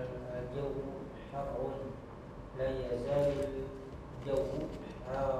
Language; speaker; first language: Arabic; non-native, learner; Indonesian